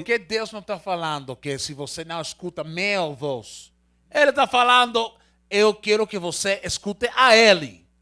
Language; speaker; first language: Portuguese; non-native, learner; Spanish